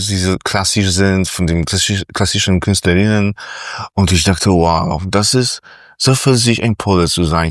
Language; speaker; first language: German; non-native, fluent; Polish